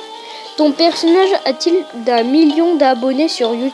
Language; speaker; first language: French; early bilingual, other home language; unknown